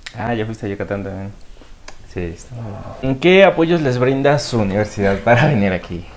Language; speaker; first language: Spanish; native; Spanish